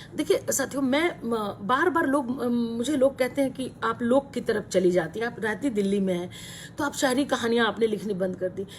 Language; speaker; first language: Hindi; native; Hindi